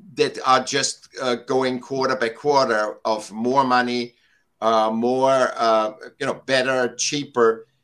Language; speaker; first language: English; non-native, fluent; German